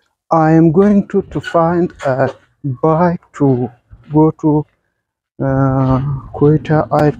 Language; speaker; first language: English; non-native, learner; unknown